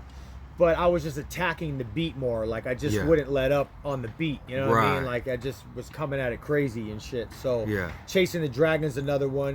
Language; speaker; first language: English; native; English